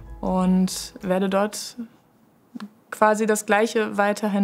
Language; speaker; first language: German; native; German